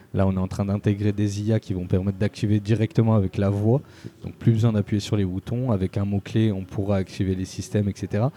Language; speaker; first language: French; native; French